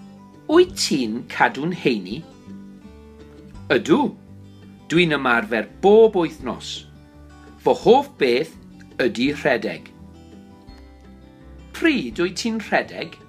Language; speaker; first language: Welsh; non-native, learner; English